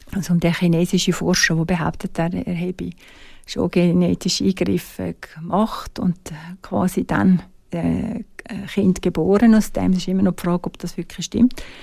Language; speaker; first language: German; native; German